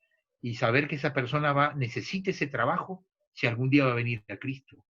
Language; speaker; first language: Spanish; native; Spanish